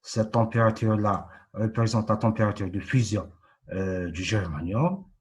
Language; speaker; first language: French; non-native, local second language; Arabic